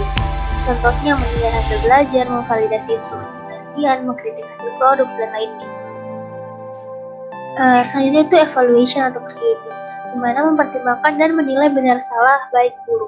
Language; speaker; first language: Indonesian; native; Indonesian